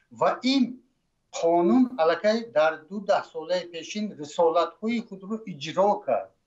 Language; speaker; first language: Persian; native; Persian